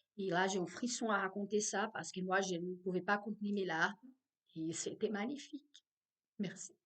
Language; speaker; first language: French; non-native, fluent; Portuguese